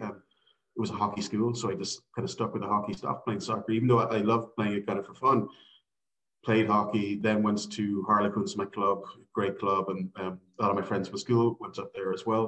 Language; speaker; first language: English; native; English